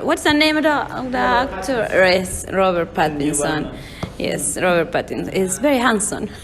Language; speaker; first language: English; non-native, learner; Spanish